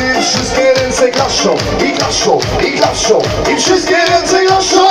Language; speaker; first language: Polish; native; Polish